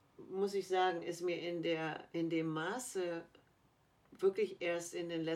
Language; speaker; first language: German; native; German